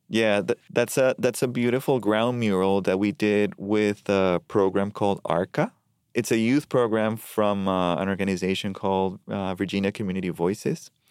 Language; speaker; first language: English; non-native, fluent; Spanish